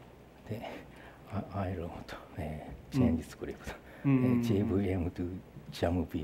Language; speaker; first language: English; non-native, learner; Japanese